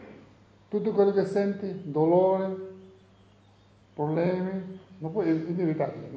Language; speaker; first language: Italian; non-native, learner; Tibetan